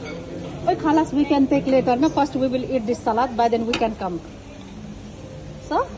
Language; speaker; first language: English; non-native, learner; Nepali